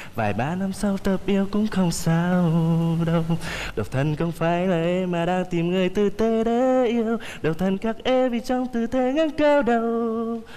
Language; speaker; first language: Vietnamese; native; Vietnamese